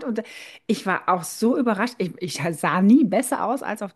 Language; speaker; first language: German; native; German